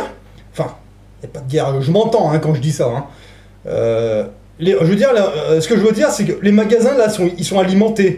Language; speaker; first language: French; native; French